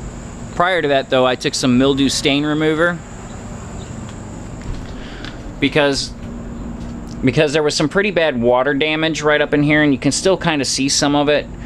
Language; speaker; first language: English; native; English